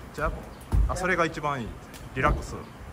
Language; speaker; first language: Japanese; native; Japanese